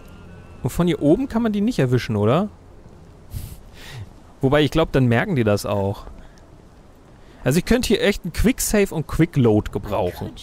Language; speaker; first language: German; native; German